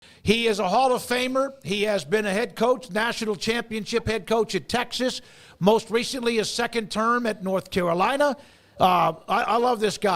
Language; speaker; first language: English; native; English